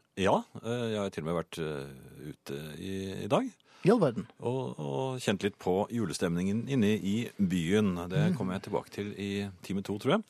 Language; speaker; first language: Norwegian; native; Norwegian